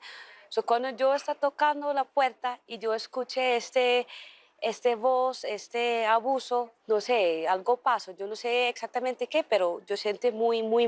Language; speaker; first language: Spanish; non-native, learner; Dutch